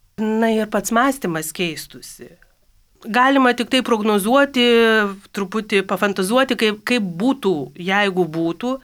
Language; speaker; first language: Lithuanian; native; Lithuanian